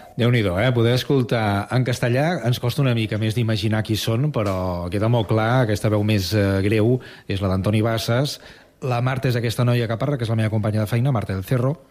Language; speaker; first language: Catalan; native; Catalan